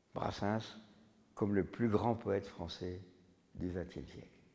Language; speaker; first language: French; native; French